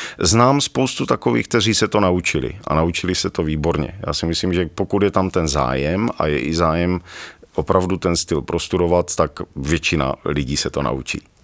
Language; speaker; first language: Czech; native; Czech